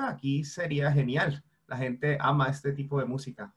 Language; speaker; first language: Spanish; native; Spanish